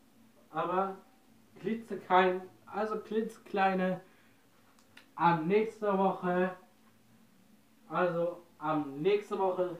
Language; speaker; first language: German; non-native, learner; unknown